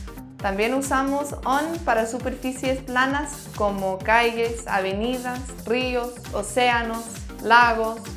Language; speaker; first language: Spanish; non-native, fluent; English